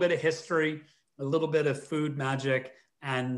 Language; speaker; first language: English; native; English